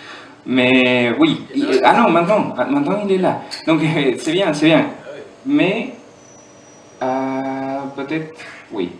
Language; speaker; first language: French; non-native, fluent; German